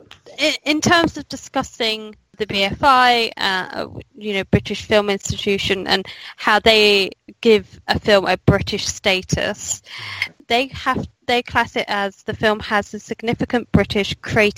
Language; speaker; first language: English; native; English